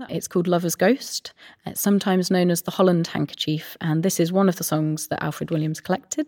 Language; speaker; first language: English; native; English